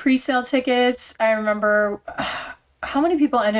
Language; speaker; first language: English; early bilingual, other home language; Korean